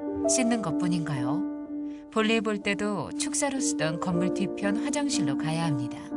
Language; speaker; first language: Korean; native; Korean